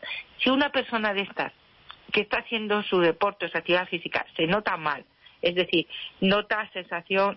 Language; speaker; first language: Spanish; native; Spanish